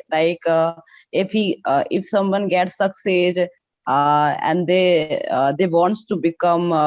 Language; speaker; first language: English; non-native, learner; Hindi